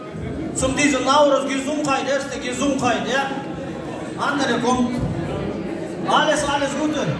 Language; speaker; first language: German; non-native, learner; Russian